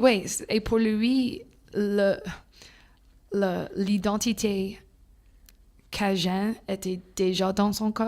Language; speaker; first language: French; non-native, fluent; English